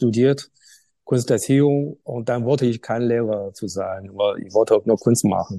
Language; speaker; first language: German; non-native, learner; Chinese